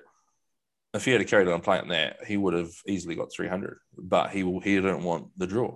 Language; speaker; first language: English; native; English